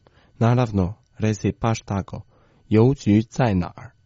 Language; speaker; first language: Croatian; non-native, fluent; Chinese